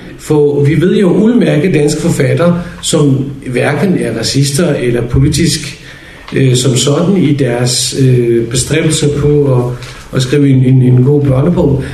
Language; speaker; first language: Danish; non-native, fluent; Kurdish